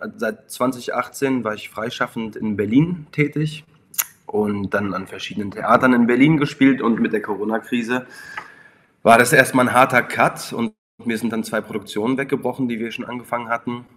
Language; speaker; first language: German; native; German